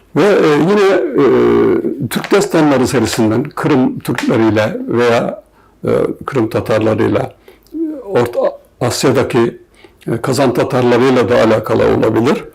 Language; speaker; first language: Turkish; native; Turkish